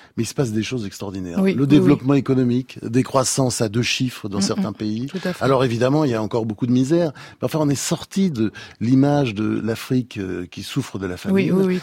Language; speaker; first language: French; native; French